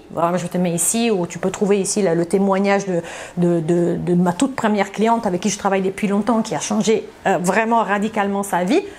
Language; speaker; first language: French; non-native, fluent; Italian